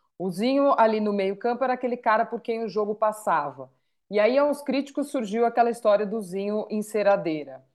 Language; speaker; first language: Portuguese; native; Portuguese